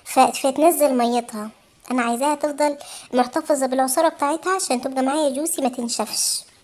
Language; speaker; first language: Arabic; native; Arabic